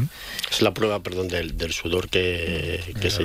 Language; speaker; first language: Spanish; native; Spanish